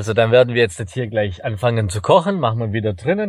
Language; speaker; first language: German; native; German